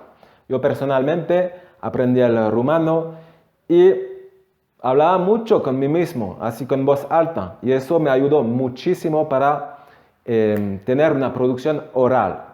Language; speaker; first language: Spanish; non-native, fluent; French